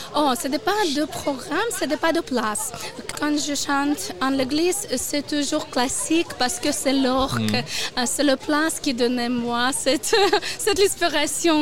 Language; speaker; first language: French; non-native, learner; Ukrainian